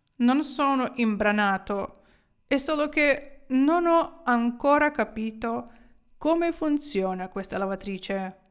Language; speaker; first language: Italian; non-native, fluent; Ukrainian